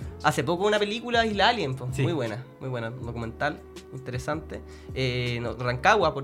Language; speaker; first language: Spanish; native; Spanish